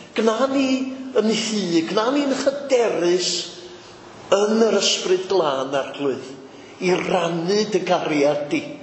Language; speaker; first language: Welsh; native; Welsh